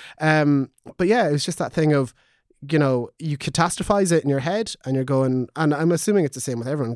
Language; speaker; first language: English; native; English